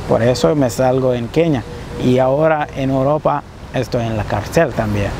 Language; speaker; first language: Spanish; non-native, learner; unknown